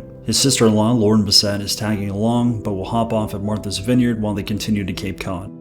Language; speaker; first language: English; native; English